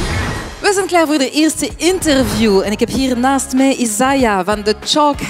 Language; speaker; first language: Dutch; non-native, fluent; French